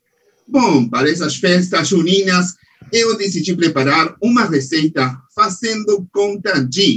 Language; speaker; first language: Portuguese; non-native, fluent; Spanish